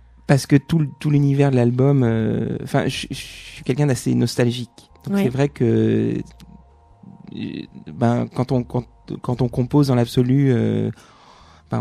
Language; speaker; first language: French; native; French